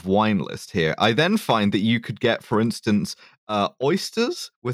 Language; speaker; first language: English; native; English